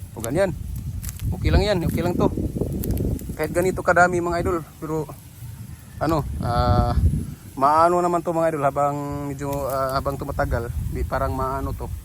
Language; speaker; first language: Filipino; native; Filipino